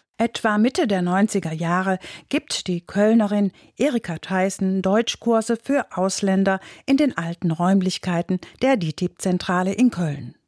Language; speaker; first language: German; native; German